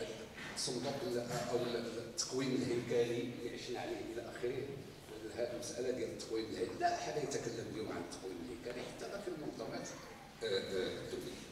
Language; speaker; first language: Arabic; native; Arabic